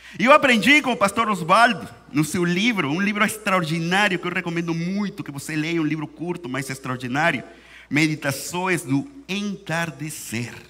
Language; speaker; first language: Portuguese; non-native, fluent; Spanish